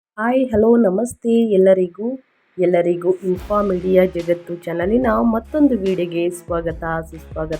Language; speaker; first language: Kannada; native; Kannada